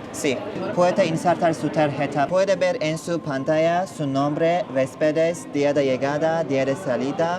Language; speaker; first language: Spanish; non-native, learner; Turkish